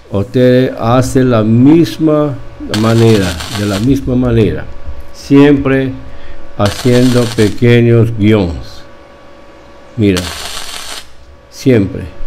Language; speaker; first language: Spanish; non-native, fluent; Portuguese